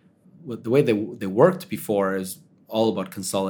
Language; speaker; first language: English; early bilingual, other home language; Spanish